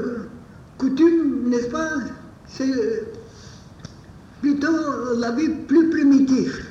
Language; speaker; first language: French; non-native, fluent; Bulgarian